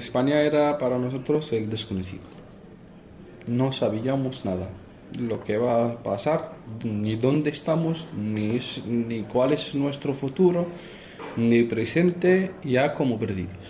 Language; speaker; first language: Spanish; non-native, fluent; Arabic